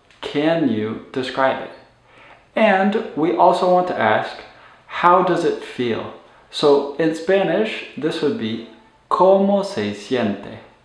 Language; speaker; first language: English; native; English